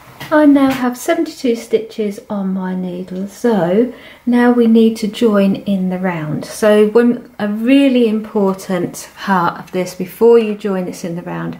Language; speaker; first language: English; native; English